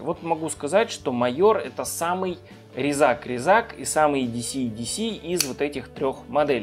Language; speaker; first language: Russian; native; Russian